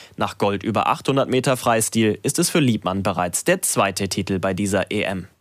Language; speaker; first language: German; native; German